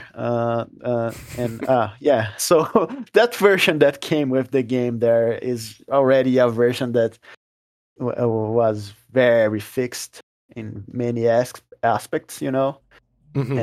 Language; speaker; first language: English; non-native, fluent; Portuguese